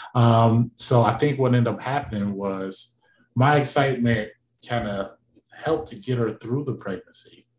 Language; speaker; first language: English; native; English